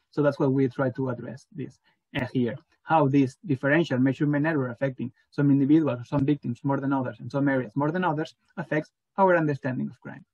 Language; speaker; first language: English; non-native, fluent; Spanish